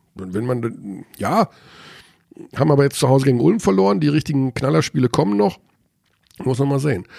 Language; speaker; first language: German; native; German